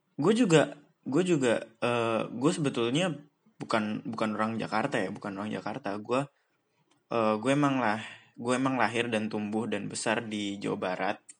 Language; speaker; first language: Indonesian; native; Indonesian